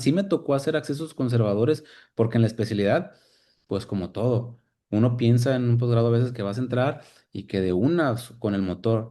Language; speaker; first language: Spanish; native; Spanish